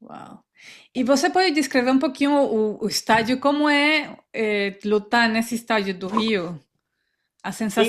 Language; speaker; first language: Portuguese; non-native, fluent; Spanish